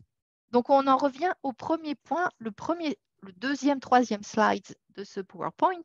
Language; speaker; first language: French; native; French